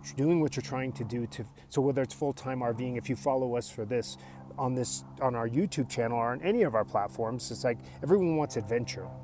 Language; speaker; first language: English; early bilingual, other home language; Spanish